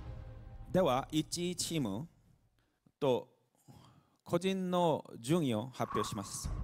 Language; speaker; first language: Japanese; non-native, learner; Korean